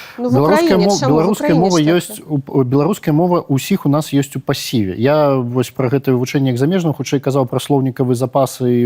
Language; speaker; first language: Belarusian; non-native, local second language; Russian